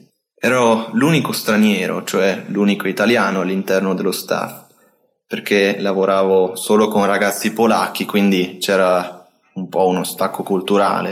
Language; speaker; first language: Italian; native; Italian